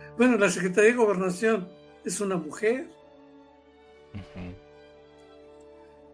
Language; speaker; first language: Spanish; native; Spanish